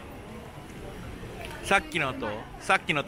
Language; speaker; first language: Japanese; native; Japanese